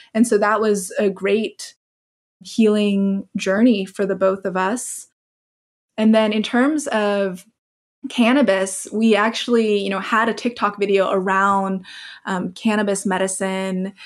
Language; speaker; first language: English; native; English